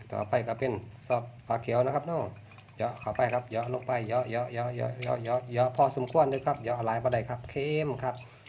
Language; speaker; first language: Thai; native; Thai